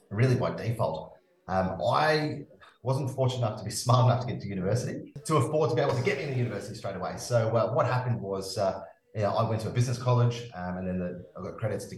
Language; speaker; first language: English; native; English